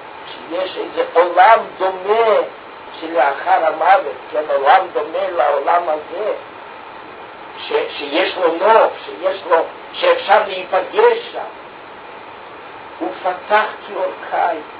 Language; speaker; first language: Hebrew; non-native, fluent; Russian